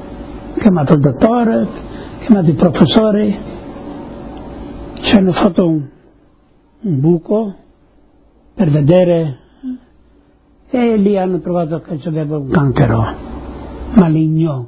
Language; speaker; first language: Italian; non-native, local second language; Friulian